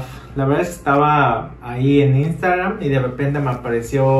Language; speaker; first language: Spanish; native; Spanish